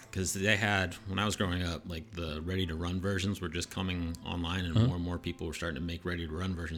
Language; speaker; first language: English; native; English